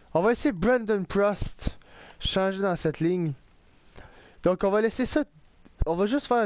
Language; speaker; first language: French; native; French